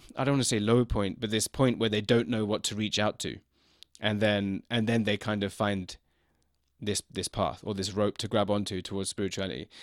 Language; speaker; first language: English; native; English